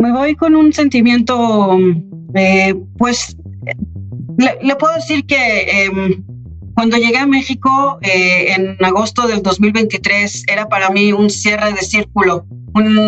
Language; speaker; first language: Spanish; non-native, fluent; Hebrew